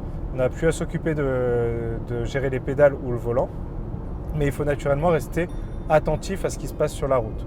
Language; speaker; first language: French; native; French